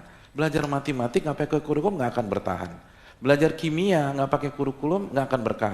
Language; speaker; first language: Indonesian; native; Indonesian